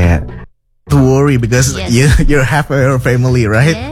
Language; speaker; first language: English; non-native, fluent; Indonesian